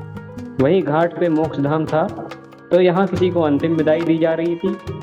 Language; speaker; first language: Hindi; native; Hindi